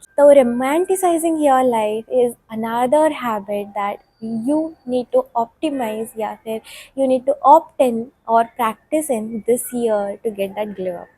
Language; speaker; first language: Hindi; non-native, local second language; Marathi